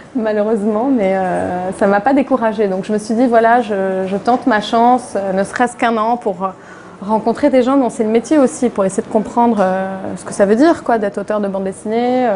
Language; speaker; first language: French; non-native, local second language; Arabic